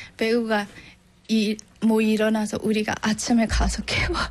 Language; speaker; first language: Korean; non-native, learner; Burmese